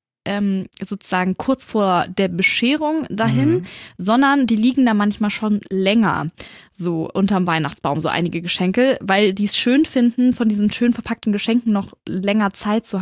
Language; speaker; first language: German; native; German